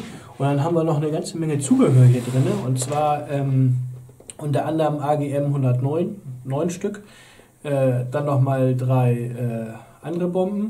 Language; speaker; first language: German; native; German